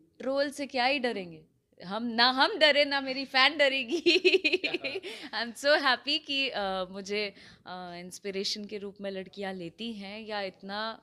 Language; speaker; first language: Hindi; native; Hindi